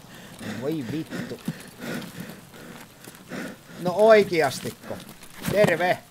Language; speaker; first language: Finnish; native; Finnish